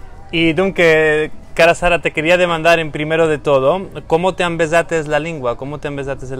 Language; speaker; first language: Spanish; non-native, fluent; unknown